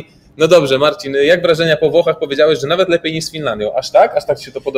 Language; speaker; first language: Polish; native; Polish